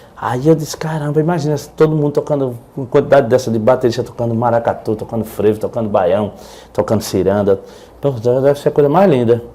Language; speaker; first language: Portuguese; native; Portuguese